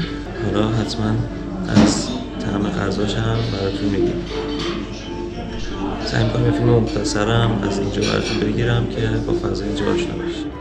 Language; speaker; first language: Persian; native; Persian